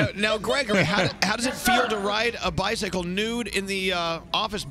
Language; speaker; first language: English; native; English